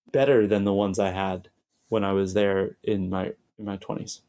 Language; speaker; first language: English; native; English